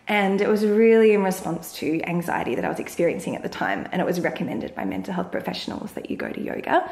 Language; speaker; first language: English; native; English